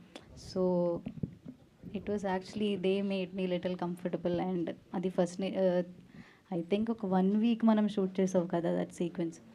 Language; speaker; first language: Telugu; non-native, learner; Malayalam